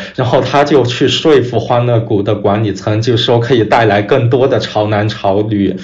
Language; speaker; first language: Chinese; native; Chinese